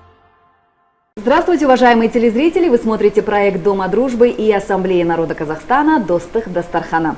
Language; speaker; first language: Russian; native; Russian